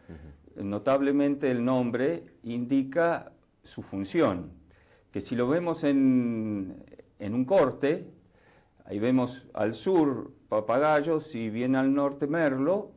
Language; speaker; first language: Spanish; native; Spanish